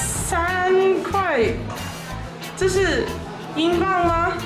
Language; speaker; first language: Chinese; early bilingual, heritage; Chinese